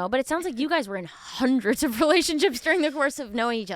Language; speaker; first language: English; native; English